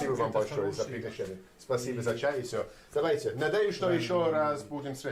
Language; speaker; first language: Russian; non-native, learner; English